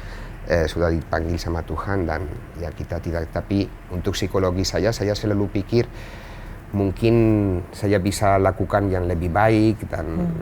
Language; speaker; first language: Indonesian; non-native, fluent; Spanish